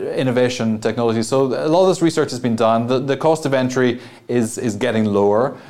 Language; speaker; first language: English; native; English